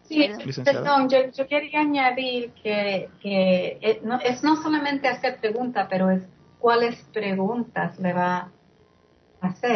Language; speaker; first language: Spanish; early bilingual, heritage; English